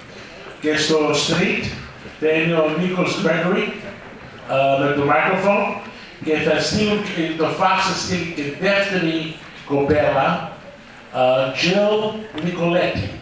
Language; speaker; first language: Greek; early bilingual, heritage; Greek